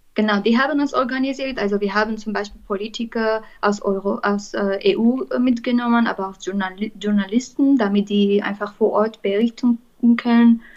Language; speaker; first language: German; non-native, fluent; Armenian